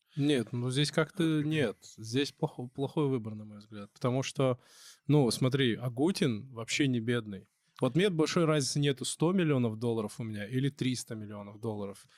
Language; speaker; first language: Russian; native; Russian